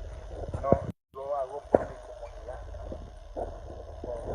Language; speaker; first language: Spanish; native; Spanish